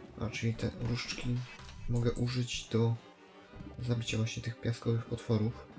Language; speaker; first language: Polish; native; Polish